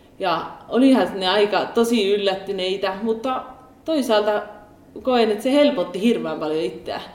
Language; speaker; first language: Finnish; early bilingual, heritage; Finnish